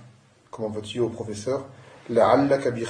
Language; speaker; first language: Arabic; non-native, fluent; French